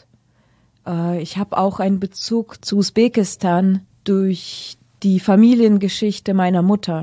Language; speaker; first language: German; non-native, fluent; Russian